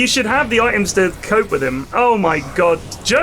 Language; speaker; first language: English; native; English